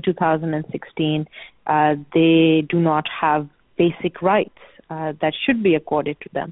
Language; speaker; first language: English; non-native, local second language; Urdu